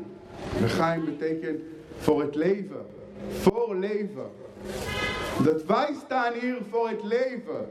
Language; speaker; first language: Dutch; non-native, fluent; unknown